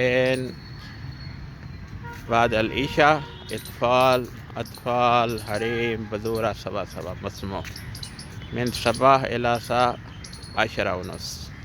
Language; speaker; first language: Arabic; non-native, learner; Urdu